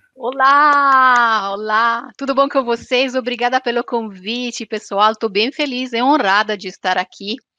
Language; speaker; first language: Portuguese; non-native, fluent; Romanian